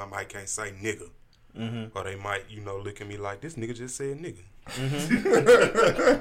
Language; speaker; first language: English; native; English